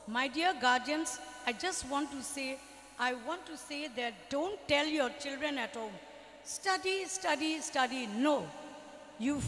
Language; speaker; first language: English; non-native, fluent; Burmese